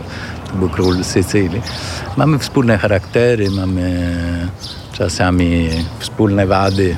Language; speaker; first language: Polish; non-native, fluent; Italian